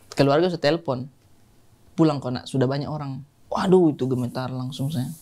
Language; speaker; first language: Indonesian; native; Indonesian